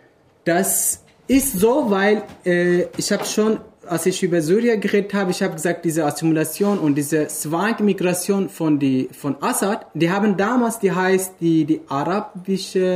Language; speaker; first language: German; non-native, fluent; Kurdish